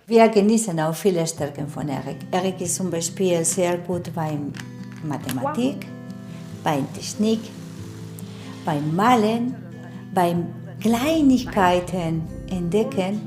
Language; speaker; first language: German; non-native, fluent; Spanish